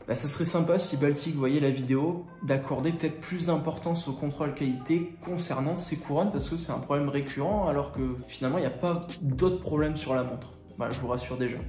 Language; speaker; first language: French; native; French